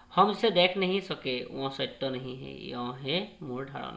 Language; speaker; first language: Hindi; non-native, local second language; Assamese